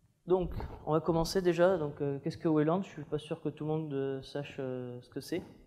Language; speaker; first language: French; native; French